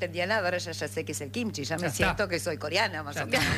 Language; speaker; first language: Spanish; native; Spanish